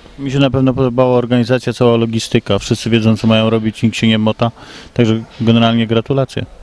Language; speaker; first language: Polish; native; Polish